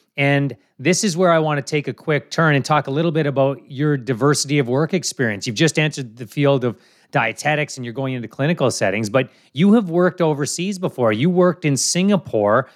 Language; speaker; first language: English; native; English